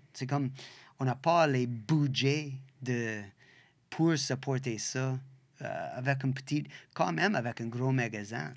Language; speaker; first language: French; non-native, local second language; English